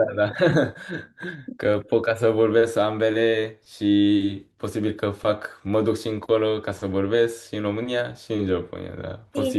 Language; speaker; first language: Romanian; early bilingual, heritage; Romanian